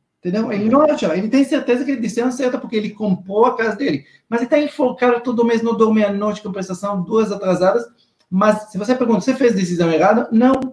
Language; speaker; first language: Portuguese; non-native, fluent; Hebrew